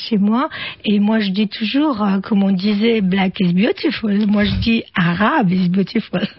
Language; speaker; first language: French; non-native, fluent; Arabic